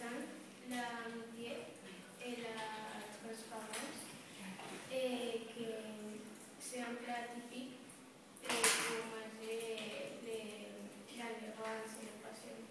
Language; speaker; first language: French; non-native, learner; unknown